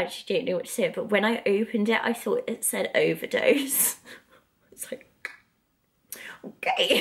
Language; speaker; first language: English; native; English